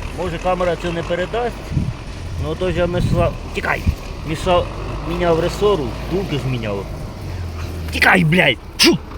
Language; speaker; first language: Ukrainian; native; Ukrainian